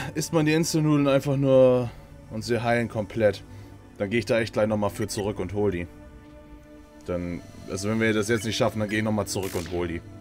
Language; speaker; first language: German; native; German